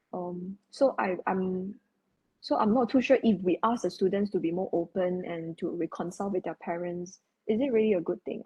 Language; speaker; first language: English; non-native, local second language; Chinese